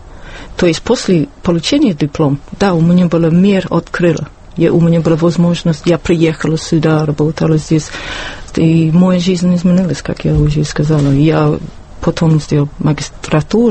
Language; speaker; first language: Russian; non-native, learner; English